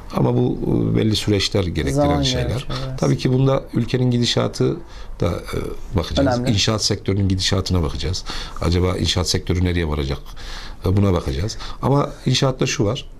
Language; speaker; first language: Turkish; native; Turkish